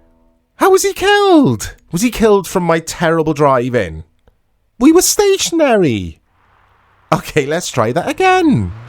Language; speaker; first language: English; native; English